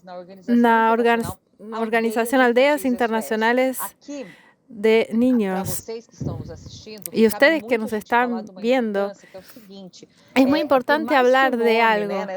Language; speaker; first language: Spanish; non-native, fluent; Portuguese